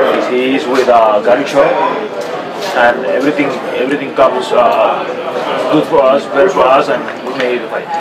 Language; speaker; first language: English; non-native, fluent; Spanish